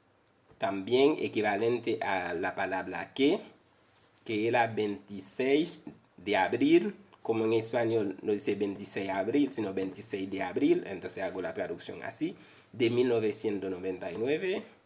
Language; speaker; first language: Spanish; non-native, fluent; Haitian Creole